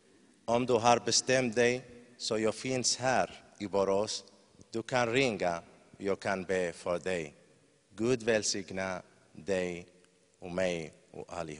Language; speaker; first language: Swedish; non-native, fluent; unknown